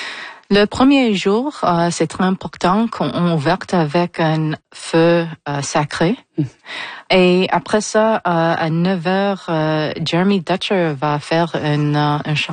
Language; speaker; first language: French; non-native, local second language; English